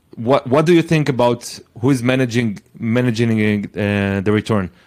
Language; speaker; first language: English; non-native, fluent; Hebrew